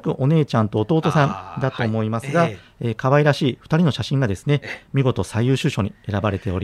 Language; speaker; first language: Japanese; native; Japanese